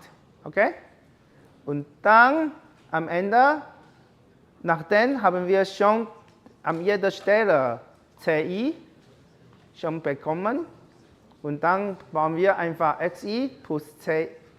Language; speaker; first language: German; non-native, learner; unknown